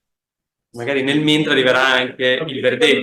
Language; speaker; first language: Italian; native; Italian